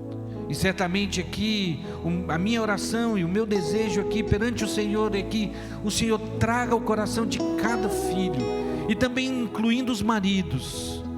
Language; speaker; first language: Portuguese; native; Portuguese